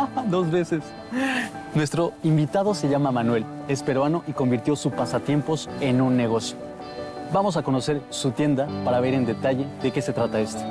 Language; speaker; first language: Spanish; native; Spanish